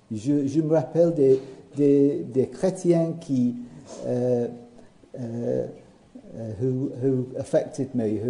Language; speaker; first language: French; non-native, learner; English